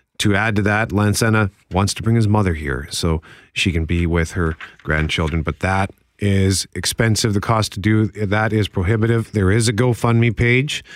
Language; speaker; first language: English; native; English